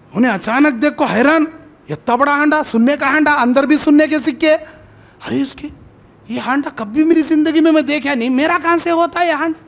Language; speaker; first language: Hindi; native; Hindi